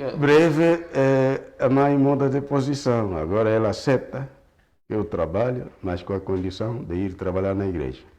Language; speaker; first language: Portuguese; non-native, local second language; Kongo